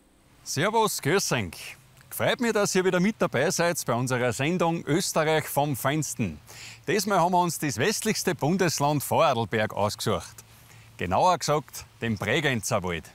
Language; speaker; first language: German; native; German